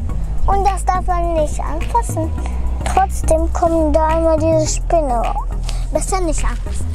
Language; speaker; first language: German; early bilingual, other home language; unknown